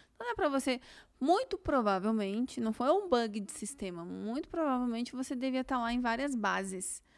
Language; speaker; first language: Portuguese; native; Portuguese